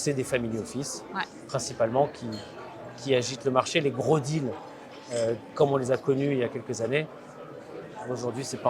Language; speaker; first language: French; native; French